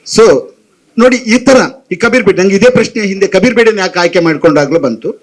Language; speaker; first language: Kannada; non-native, local second language; Tulu